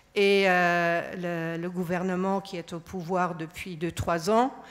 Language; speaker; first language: French; non-native, fluent; German